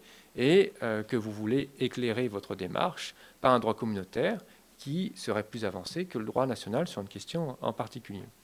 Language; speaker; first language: French; native; French